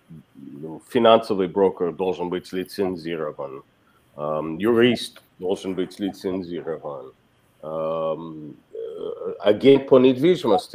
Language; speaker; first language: Russian; non-native, fluent; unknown